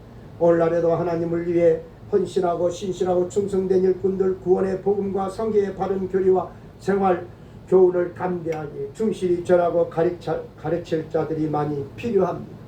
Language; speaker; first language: Korean; native; Korean